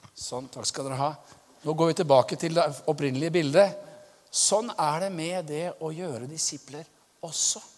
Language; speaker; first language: Norwegian; native; Norwegian